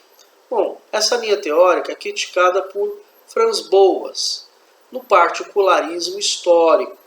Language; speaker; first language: Portuguese; native; Portuguese